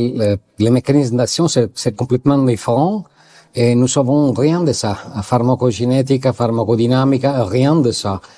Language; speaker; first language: French; non-native, learner; Italian